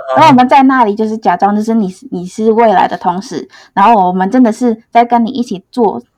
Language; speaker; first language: Chinese; non-native, fluent; Indonesian